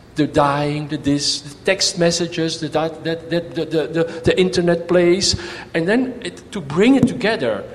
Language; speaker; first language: English; non-native, fluent; Dutch